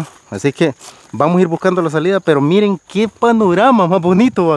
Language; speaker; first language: Spanish; native; Spanish